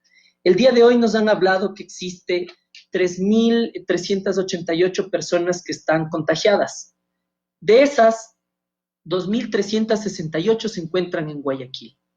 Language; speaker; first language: Spanish; native; Spanish